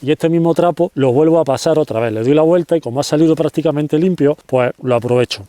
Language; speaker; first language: Spanish; native; Spanish